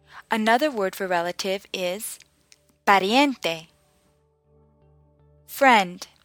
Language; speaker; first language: English; native; English